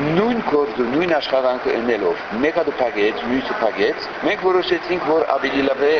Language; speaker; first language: Armenian; early bilingual, heritage; Armenian